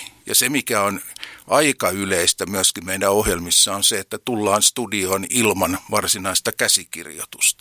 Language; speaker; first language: Finnish; native; Finnish